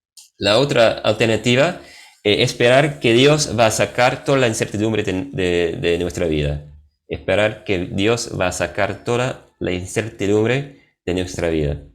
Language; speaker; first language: Spanish; non-native, fluent; English